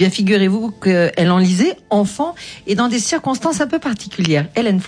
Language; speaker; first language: French; native; French